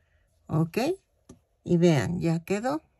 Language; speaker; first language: Spanish; native; Spanish